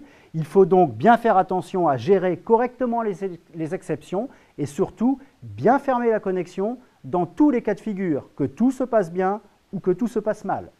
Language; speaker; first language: French; native; French